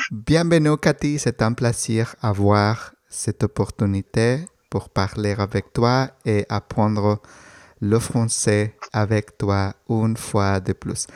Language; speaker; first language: French; non-native, learner; Spanish